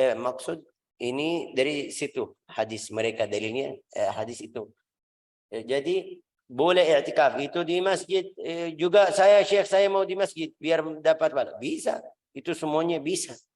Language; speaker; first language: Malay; non-native, fluent; Arabic